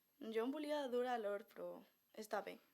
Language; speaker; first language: Catalan; non-native, local second language; Spanish